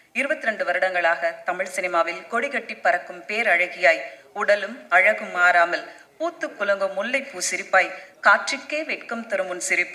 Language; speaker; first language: Tamil; native; Tamil